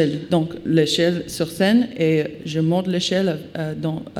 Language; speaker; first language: French; non-native, learner; English